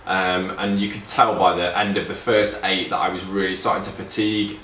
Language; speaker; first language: English; native; English